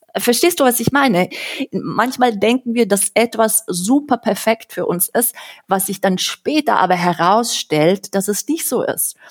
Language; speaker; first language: German; non-native, fluent; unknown